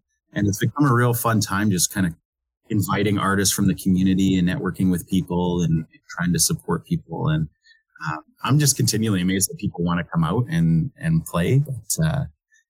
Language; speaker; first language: English; native; English